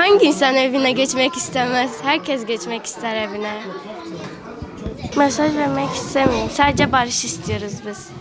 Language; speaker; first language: Turkish; non-native, local second language; Kurdish